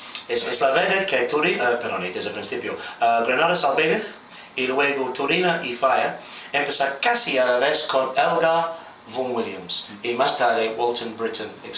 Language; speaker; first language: Spanish; non-native, fluent; English